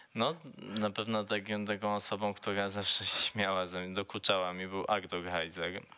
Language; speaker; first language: Polish; native; Polish